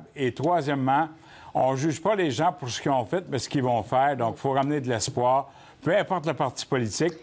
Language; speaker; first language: French; native; French